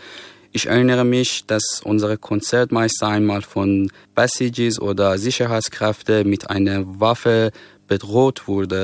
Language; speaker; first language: German; non-native, fluent; Persian